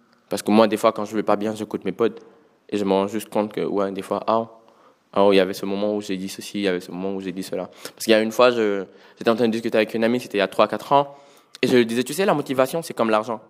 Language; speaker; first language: French; non-native, local second language; Wolof